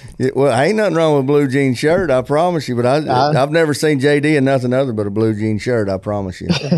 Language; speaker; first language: English; native; English